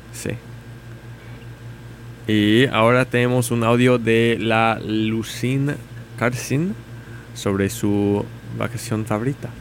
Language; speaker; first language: Spanish; non-native, learner; English